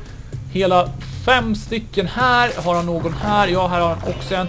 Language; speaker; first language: Swedish; native; Swedish